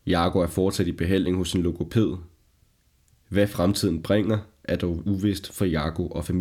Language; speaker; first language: Danish; native; Danish